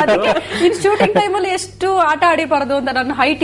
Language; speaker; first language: Kannada; native; Kannada